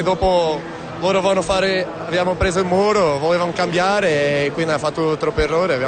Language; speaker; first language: Italian; non-native, learner; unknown